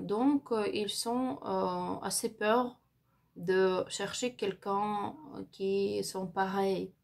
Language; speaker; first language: French; non-native, learner; Ukrainian